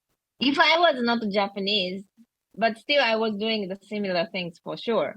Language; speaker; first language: English; non-native, learner; Japanese